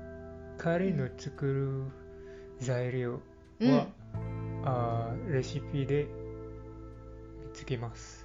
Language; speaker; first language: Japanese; non-native, learner; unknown